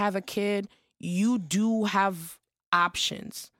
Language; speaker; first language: English; early bilingual, other home language; Haitian Creole